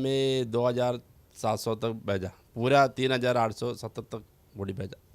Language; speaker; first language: Hindi; non-native, local second language; Malayalam